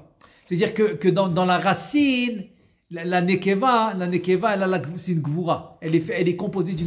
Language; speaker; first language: Hebrew; non-native, fluent; French